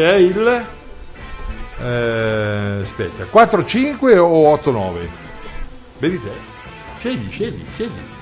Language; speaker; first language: Italian; native; Italian